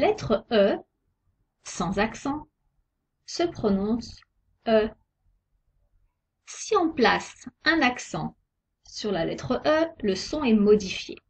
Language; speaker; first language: French; native; French